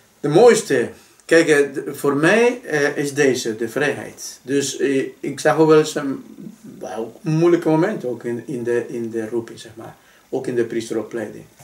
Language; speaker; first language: Dutch; non-native, fluent; Spanish